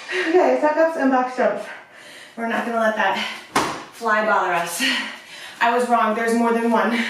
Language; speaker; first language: English; native; English